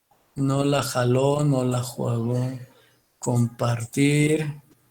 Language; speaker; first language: Spanish; native; Spanish